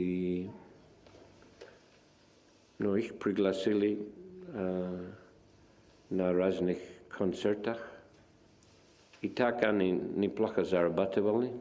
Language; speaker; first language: Russian; non-native, fluent; English